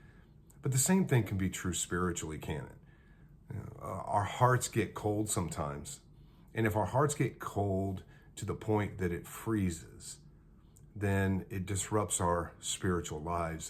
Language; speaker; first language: English; native; English